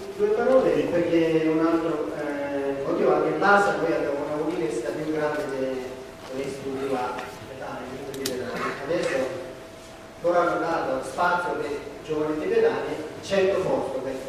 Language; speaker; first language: Italian; non-native, learner; Tibetan